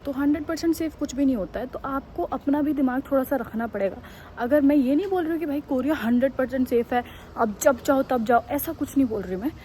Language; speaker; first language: Hindi; native; Hindi